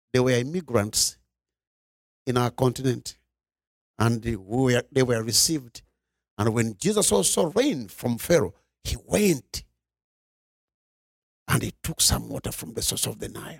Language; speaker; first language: English; non-native, local second language; Ganda